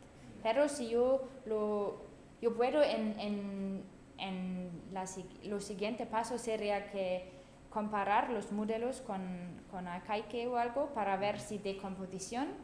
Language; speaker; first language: Spanish; non-native, fluent; German